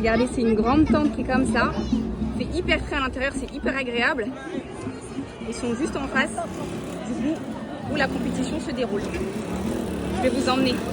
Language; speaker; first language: French; native; French